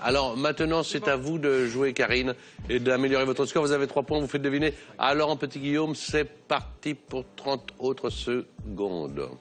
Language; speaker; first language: French; native; French